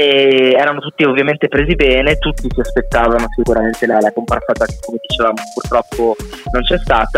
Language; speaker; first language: Italian; native; Italian